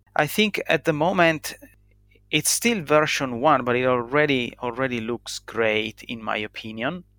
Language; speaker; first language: English; non-native, fluent; Italian